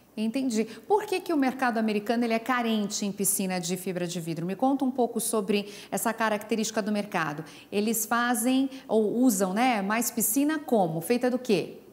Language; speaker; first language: Portuguese; native; Portuguese